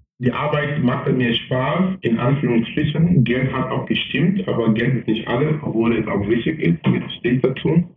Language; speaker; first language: German; non-native, fluent; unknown